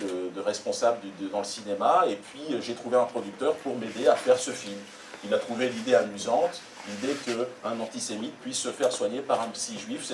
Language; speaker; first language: French; native; French